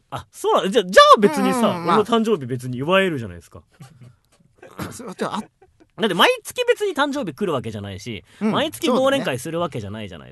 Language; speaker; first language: Japanese; native; Japanese